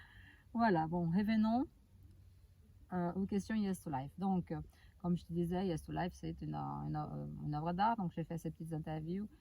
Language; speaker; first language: French; native; French